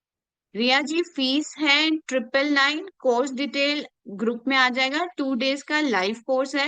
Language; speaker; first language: Hindi; native; Hindi